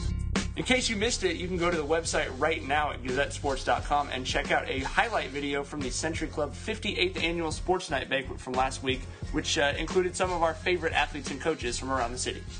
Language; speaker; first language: English; native; English